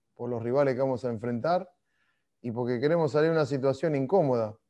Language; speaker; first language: Spanish; native; Spanish